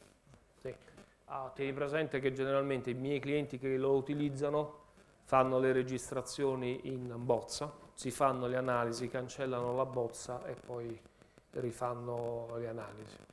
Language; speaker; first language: Italian; native; Italian